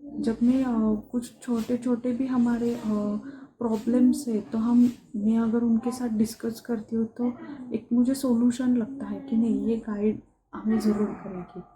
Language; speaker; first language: Hindi; non-native, local second language; Marathi